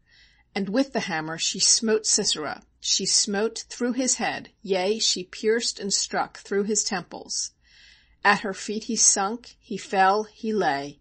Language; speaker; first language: English; native; English